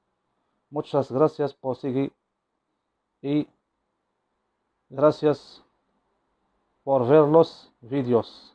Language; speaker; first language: Spanish; non-native, learner; Arabic